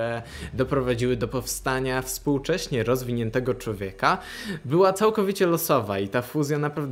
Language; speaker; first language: Polish; native; Polish